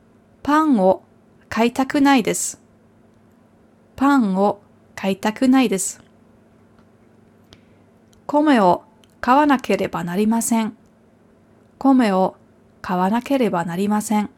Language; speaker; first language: Japanese; non-native, fluent; German